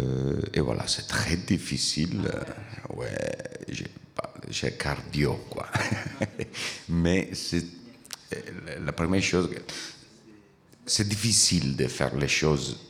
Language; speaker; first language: French; non-native, learner; Italian